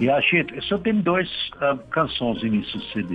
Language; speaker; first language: Portuguese; non-native, learner; German